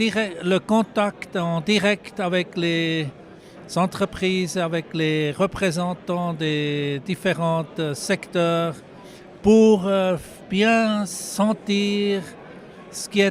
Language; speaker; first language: French; non-native, local second language; German